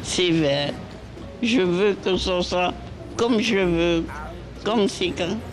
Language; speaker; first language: French; non-native, local second language; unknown